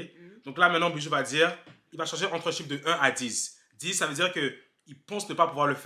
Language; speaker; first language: French; native; French